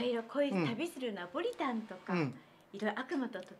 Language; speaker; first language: Japanese; native; Japanese